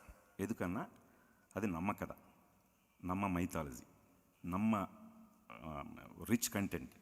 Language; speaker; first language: Tamil; non-native, local second language; Telugu